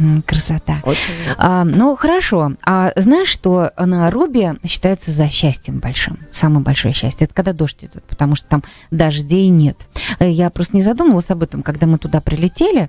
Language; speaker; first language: Russian; native; Russian